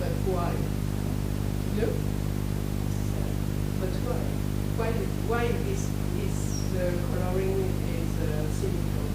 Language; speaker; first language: English; non-native, learner; French